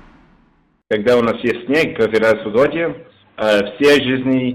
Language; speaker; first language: Russian; non-native, learner; English